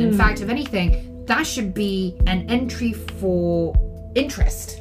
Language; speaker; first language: English; non-native, local second language; Cantonese